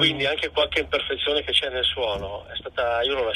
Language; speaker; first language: Italian; native; Italian